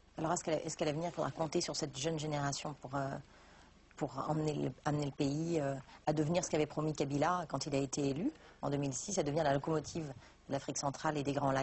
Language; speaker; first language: French; native; French